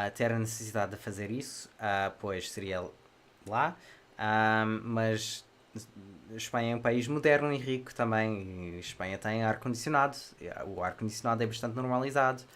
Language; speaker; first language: Portuguese; non-native, fluent; English